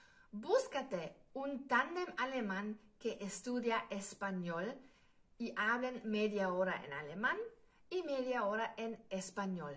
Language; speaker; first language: Spanish; non-native, fluent; German